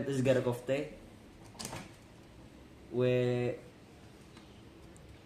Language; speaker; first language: Turkish; non-native, learner; Indonesian